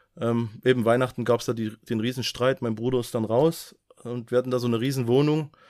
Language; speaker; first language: German; native; German